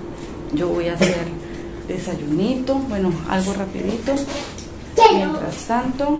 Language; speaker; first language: Spanish; native; Spanish